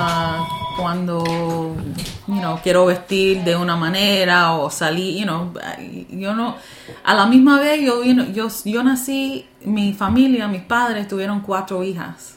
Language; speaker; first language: Spanish; early bilingual, heritage; Spanish